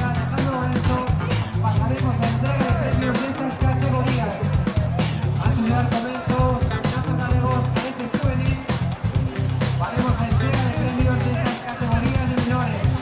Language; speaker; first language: Spanish; non-native, local second language; Galician